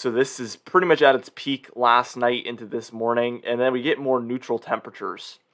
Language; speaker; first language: English; native; English